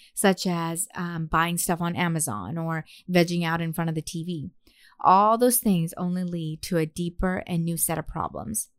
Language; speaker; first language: English; native; English